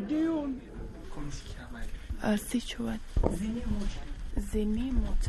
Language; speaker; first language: Italian; non-native, learner; Albanian